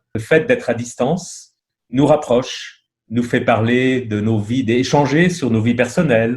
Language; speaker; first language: French; native; French